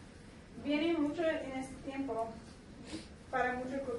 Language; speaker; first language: Spanish; non-native, learner; English